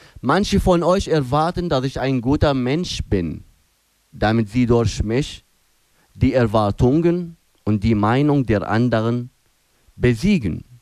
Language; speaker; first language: German; non-native, fluent; Arabic